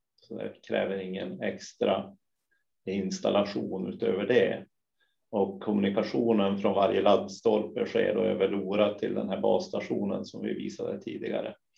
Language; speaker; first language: Swedish; native; Swedish